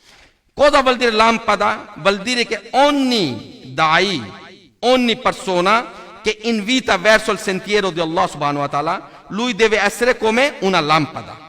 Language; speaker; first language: Italian; non-native, learner; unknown